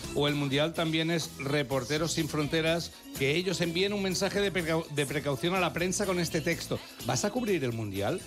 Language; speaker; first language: Spanish; native; Spanish